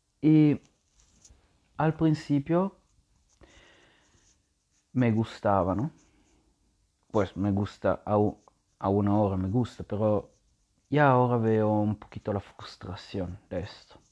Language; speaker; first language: Spanish; non-native, learner; Italian